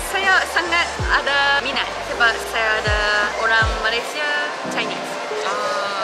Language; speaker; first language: Indonesian; non-native, fluent; Japanese